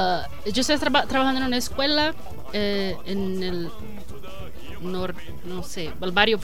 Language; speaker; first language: Spanish; non-native, learner; Portuguese